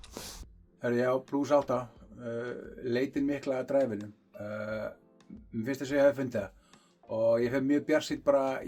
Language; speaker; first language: Icelandic; native; Icelandic